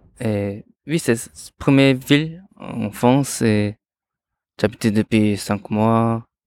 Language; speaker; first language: French; non-native, learner; Korean